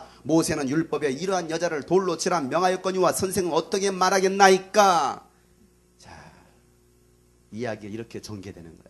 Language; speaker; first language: Korean; native; Korean